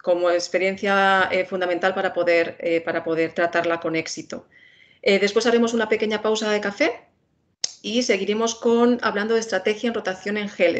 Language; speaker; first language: Spanish; native; Spanish